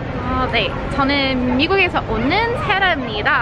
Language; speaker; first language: Korean; non-native, learner; English